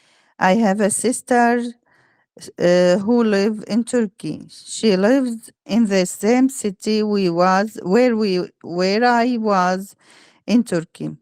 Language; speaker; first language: English; non-native, learner; Arabic